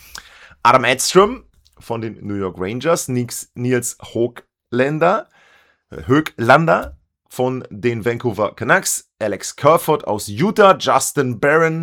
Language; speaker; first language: German; native; German